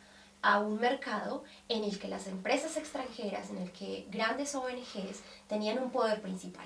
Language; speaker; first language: Spanish; native; Spanish